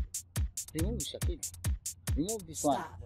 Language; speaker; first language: English; non-native, learner; Filipino